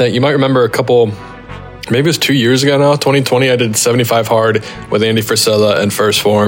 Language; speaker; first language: English; native; English